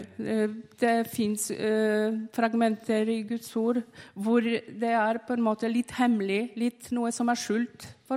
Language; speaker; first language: Norwegian; non-native, fluent; Polish